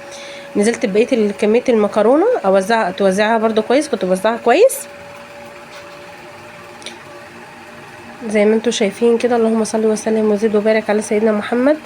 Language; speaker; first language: Arabic; native; Arabic